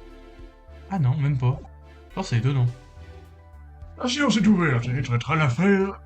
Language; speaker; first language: French; native; French